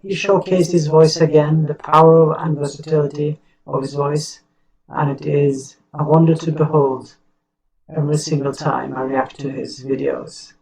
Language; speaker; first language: English; non-native, fluent; Norwegian